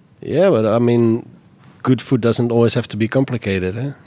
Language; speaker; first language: English; non-native, fluent; Dutch